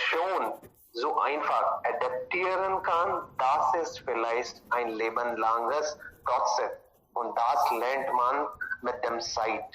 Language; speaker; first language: German; non-native, learner; Hindi